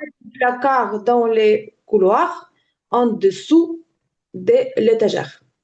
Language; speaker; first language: French; non-native, learner; Ukrainian